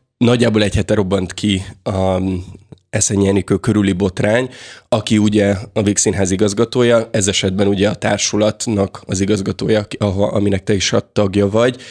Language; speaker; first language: Hungarian; native; Hungarian